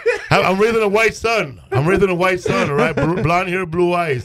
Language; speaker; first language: English; early bilingual, other home language; Spanish